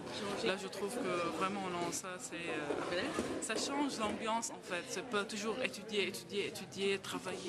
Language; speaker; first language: French; non-native, local second language; Arabic